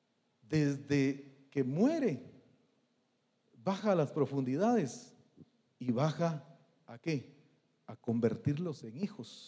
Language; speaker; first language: Spanish; native; Spanish